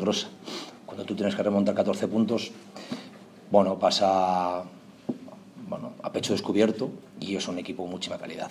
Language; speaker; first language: Spanish; native; Spanish